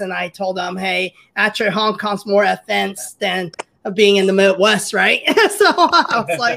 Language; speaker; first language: English; early bilingual, other home language; Cantonese